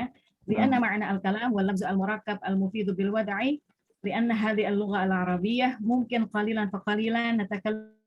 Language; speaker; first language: Arabic; non-native, learner; Indonesian